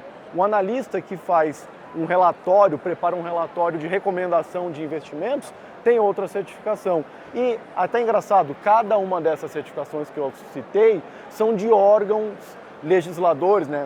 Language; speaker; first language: Portuguese; native; Portuguese